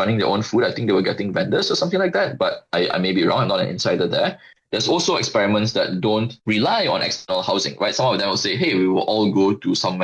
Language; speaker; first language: English; non-native, local second language; Malay